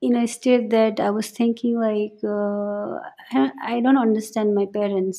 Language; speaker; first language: English; non-native, local second language; Nepali